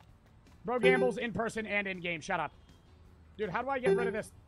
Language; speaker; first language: English; native; English